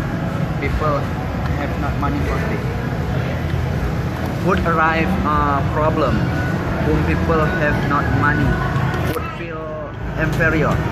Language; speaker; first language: English; non-native, learner; Indonesian